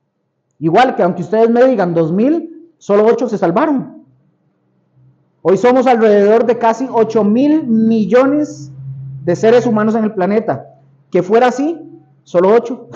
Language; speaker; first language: Spanish; native; Spanish